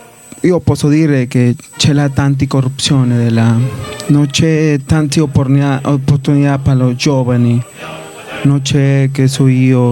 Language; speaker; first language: Italian; non-native, learner; Spanish